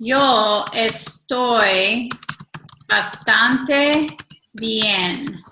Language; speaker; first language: Spanish; non-native, fluent; English